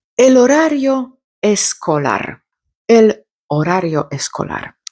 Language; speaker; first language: Spanish; non-native, fluent; Polish